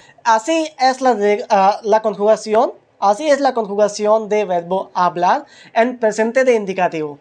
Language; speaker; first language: Spanish; non-native, learner; Hindi